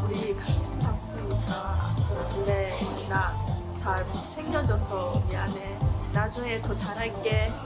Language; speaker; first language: Korean; non-native, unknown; Chinese